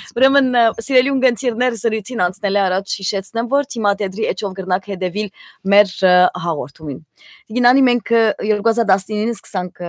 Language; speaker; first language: Armenian; native; Armenian